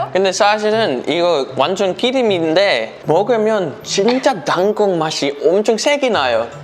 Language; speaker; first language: Korean; non-native, fluent; Dutch